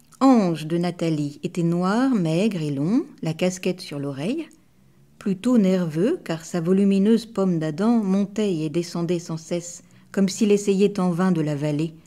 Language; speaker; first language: French; native; French